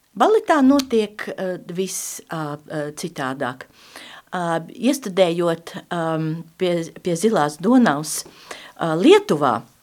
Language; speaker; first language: Latvian; native; Latvian